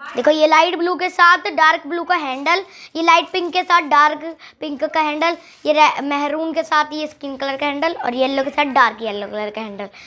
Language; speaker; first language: Hindi; native; Hindi